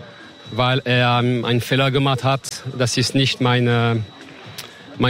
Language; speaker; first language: German; non-native, learner; French